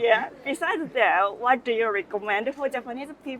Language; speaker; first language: English; non-native, learner; Japanese